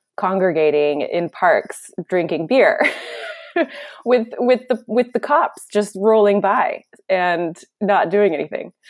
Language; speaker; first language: English; native; English